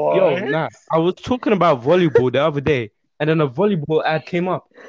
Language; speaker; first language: English; native; English